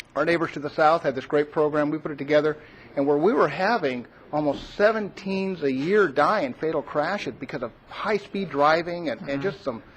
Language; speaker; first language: English; native; English